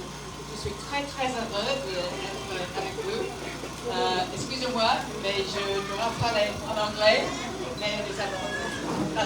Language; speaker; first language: French; non-native, learner; English